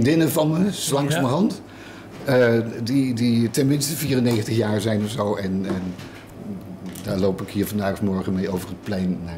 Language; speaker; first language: Dutch; native; Dutch